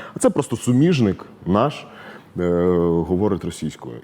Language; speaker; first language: Ukrainian; non-native, local second language; Russian